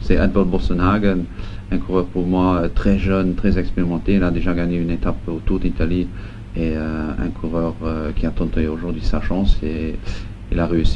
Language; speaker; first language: French; non-native, local second language; Luxembourgish